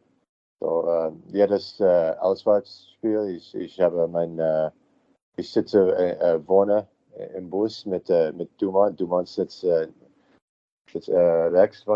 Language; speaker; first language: German; non-native, learner; English